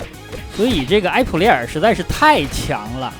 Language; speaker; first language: Chinese; native; Chinese